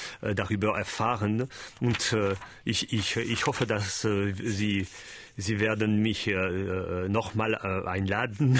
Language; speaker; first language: German; non-native, learner; French